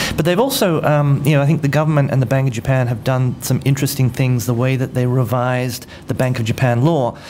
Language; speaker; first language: English; native; English